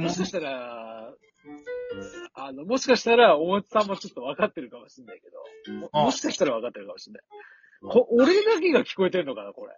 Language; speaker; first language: Japanese; native; Japanese